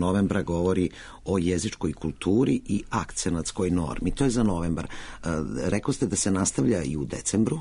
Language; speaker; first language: Serbian; native; Serbian